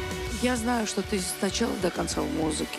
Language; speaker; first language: Russian; non-native, fluent; Georgian